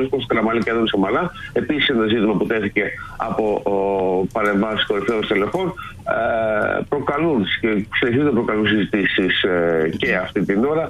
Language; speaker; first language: Greek; native; Greek